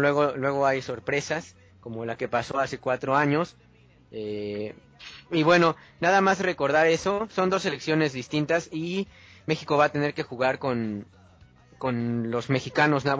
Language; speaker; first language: Spanish; native; Spanish